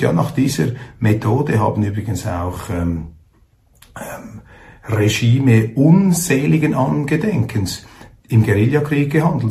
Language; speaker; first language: German; native; German